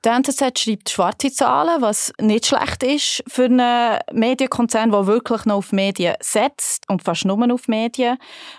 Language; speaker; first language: German; native; German